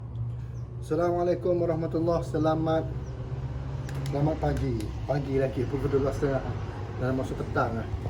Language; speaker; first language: Malay; native; Malay